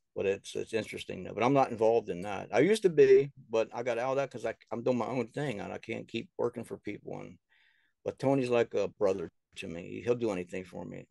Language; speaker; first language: English; native; English